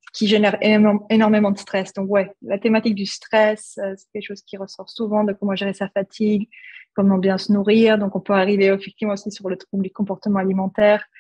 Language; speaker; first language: French; non-native, fluent; German